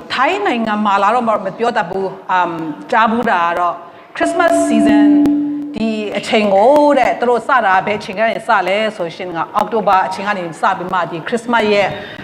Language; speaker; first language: Burmese; non-native, local second language; Kachin